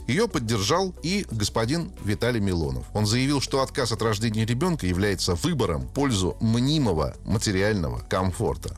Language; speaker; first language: Russian; native; Russian